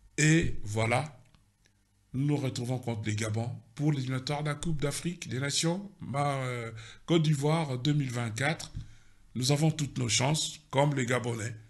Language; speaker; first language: French; non-native, local second language; Lingala